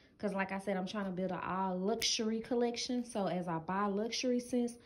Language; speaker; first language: English; native; English